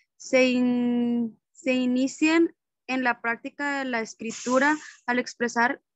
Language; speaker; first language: Spanish; native; Spanish